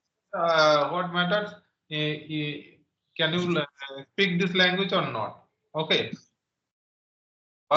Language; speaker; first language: English; non-native, local second language; Santali